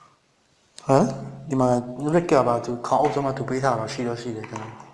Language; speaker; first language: Burmese; native; Burmese